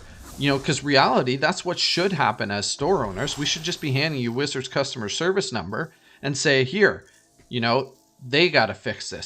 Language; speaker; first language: English; native; English